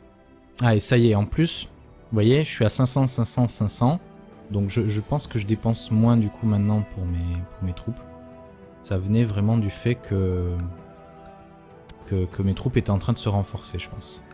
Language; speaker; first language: French; native; French